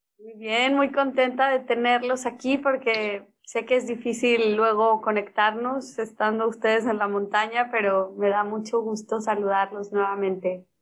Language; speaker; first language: Spanish; native; Spanish